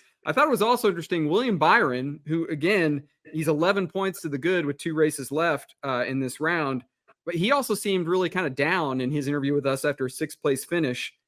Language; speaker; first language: English; native; English